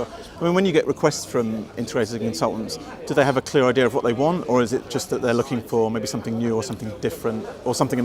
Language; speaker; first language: English; native; English